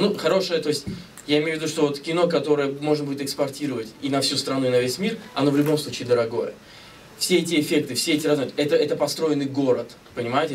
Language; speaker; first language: Russian; native; Russian